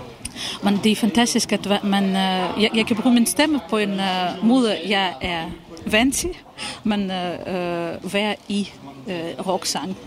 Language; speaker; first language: Danish; non-native, fluent; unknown